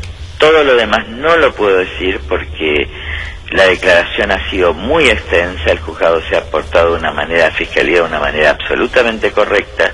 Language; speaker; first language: Spanish; native; Spanish